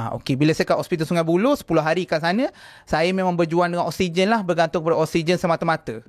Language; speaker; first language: Malay; non-native, local second language; Tamil